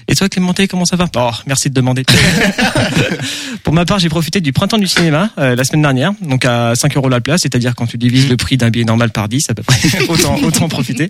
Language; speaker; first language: French; native; French